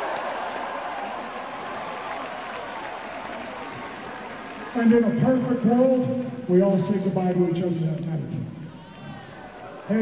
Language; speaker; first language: English; native; English